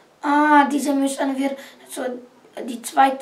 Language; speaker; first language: German; non-native, learner; Romanian